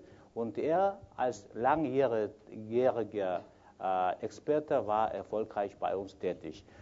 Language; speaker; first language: German; non-native, fluent; Kyrgyz